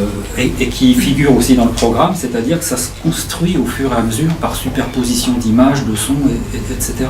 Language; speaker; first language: French; native; French